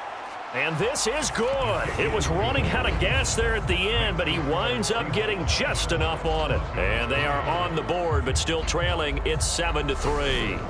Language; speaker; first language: English; native; English